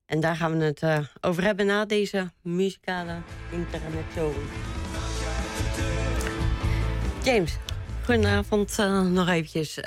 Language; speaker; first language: Dutch; native; Dutch